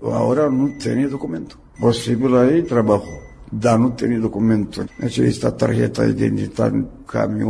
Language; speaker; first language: Spanish; non-native, learner; Romanian